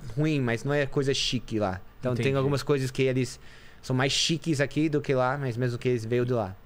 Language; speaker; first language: Portuguese; non-native, fluent; English